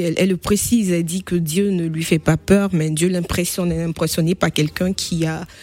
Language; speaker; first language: French; native; French